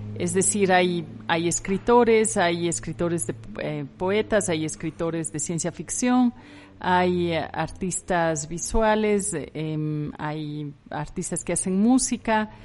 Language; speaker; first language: Spanish; native; Spanish